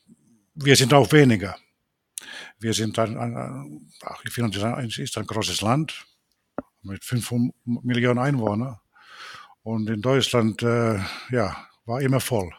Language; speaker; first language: German; non-native, fluent; Finnish